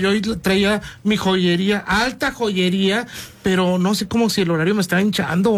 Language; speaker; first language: Spanish; native; Spanish